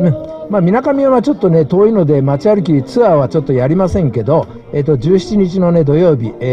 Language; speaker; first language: Japanese; native; Japanese